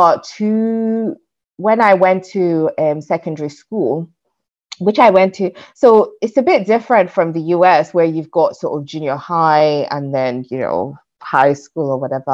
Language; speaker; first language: English; non-native, local second language; Yoruba